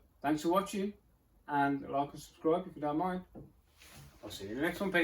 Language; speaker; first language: English; native; English